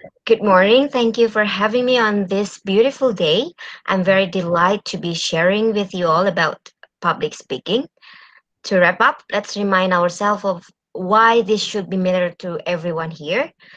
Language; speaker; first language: English; non-native, fluent; Indonesian